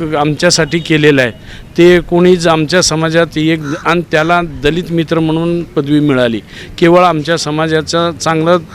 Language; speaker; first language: Marathi; non-native, local second language; Lambadi